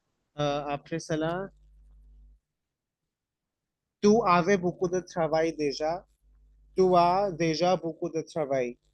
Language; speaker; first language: French; non-native, fluent; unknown